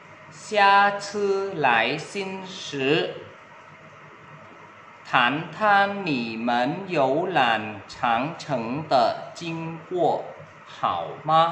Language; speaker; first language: Chinese; non-native, fluent; Vietnamese